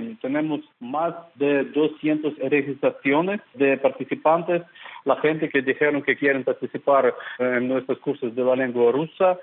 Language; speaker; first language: Spanish; non-native, fluent; Russian